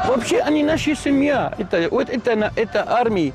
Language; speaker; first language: Russian; non-native, learner; Arabic